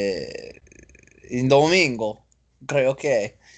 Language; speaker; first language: Spanish; non-native, learner; English